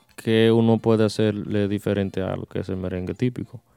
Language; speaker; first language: Spanish; early bilingual, heritage; Spanish